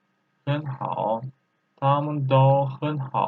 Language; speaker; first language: Chinese; non-native, fluent; Turkish